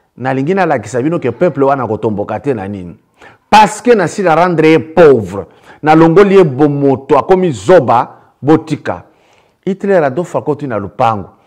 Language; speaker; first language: Lingala; native; Lingala